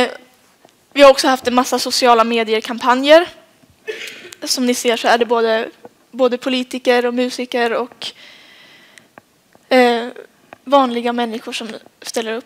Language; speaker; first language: Swedish; native; Swedish